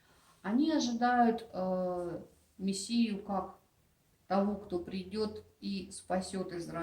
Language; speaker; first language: Russian; native; Russian